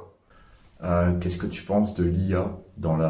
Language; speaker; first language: French; native; French